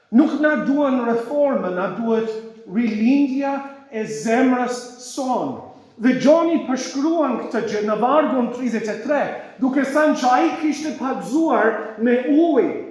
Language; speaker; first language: Albanian; non-native, fluent; English